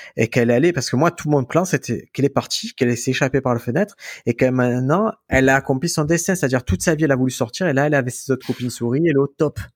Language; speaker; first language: French; native; French